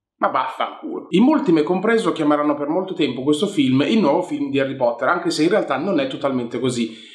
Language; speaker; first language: Italian; native; Italian